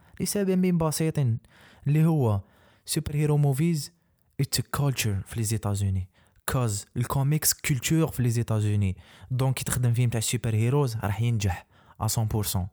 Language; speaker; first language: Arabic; native; Arabic